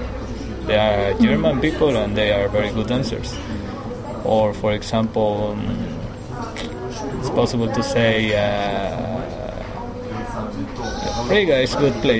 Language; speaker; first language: English; non-native, learner; Spanish